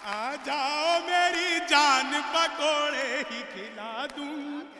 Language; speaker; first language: Hindi; native; Hindi